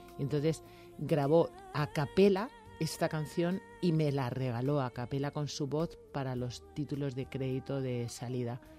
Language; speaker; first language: Spanish; native; Spanish